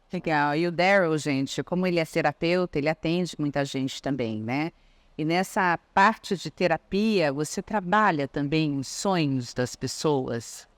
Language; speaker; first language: Portuguese; native; Portuguese